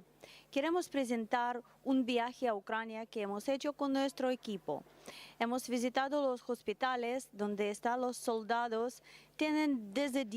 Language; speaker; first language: Spanish; non-native, learner; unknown